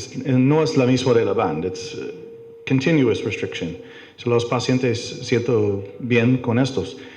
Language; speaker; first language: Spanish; non-native, learner; English